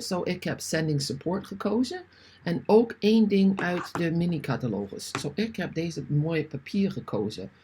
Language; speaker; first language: Dutch; non-native, learner; English